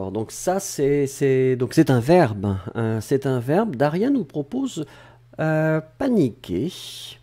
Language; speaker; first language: French; native; French